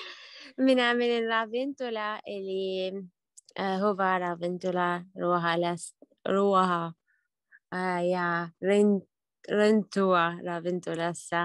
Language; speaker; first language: Finnish; non-native, learner; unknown